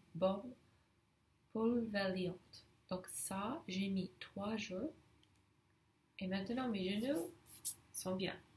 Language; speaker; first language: French; non-native, learner; English